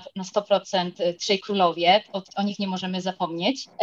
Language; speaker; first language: Polish; early bilingual, heritage; Spanish